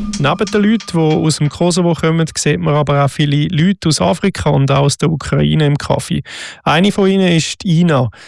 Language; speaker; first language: German; native; German